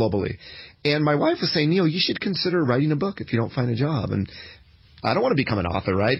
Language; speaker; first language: English; native; English